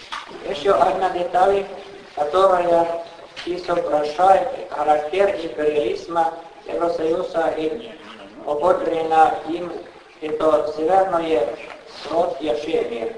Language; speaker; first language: Russian; non-native, fluent; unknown